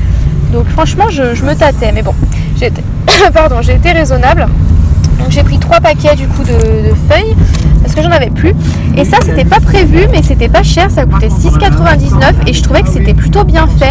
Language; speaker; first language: French; native; French